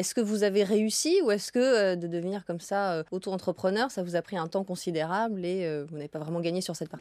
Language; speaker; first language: French; native; French